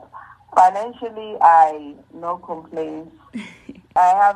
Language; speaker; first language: English; non-native, local second language; Zulu